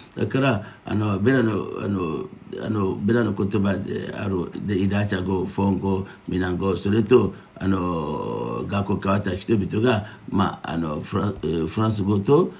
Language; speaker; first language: Japanese; non-native, fluent; Yoruba